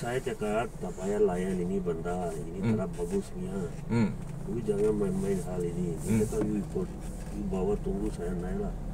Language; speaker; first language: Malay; non-native, learner; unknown